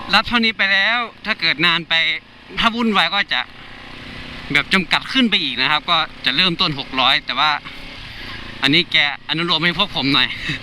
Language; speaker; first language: Thai; native; Thai